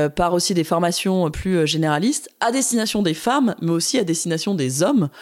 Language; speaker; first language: French; native; French